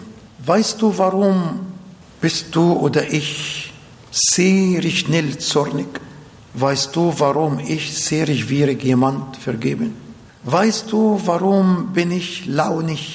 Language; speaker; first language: German; non-native, fluent; Arabic